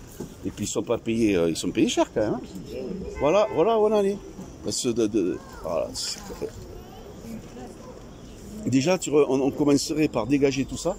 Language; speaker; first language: French; native; French